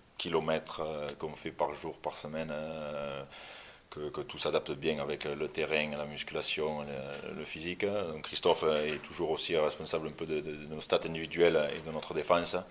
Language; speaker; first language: French; native; French